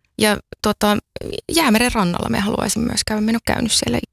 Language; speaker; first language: Finnish; native; Finnish